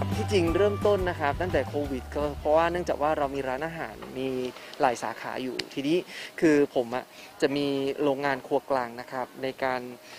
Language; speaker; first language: Thai; non-native, fluent; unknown